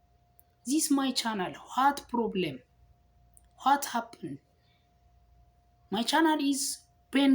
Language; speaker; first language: English; non-native, learner; Amharic